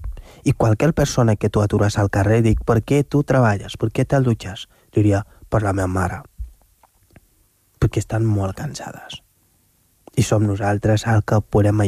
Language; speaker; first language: Catalan; non-native, fluent; Wolof